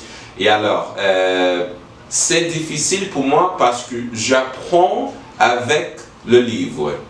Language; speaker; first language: French; non-native, learner; English